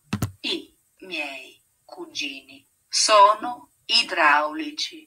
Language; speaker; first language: Italian; non-native, learner; English